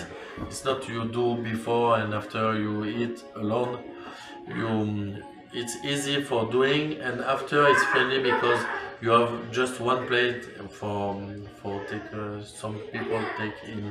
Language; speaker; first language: English; non-native, learner; French